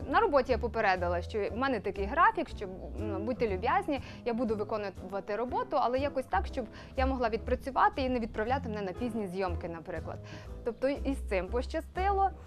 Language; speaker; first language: Ukrainian; native; Ukrainian